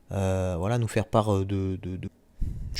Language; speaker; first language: French; native; French